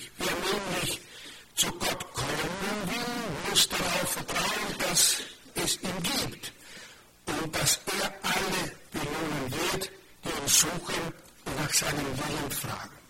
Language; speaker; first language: German; non-native, fluent; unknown